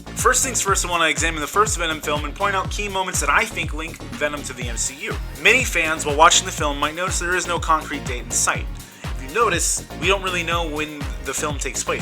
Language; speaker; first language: English; native; English